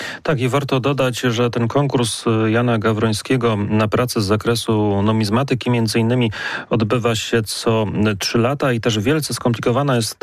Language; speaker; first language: Polish; native; Polish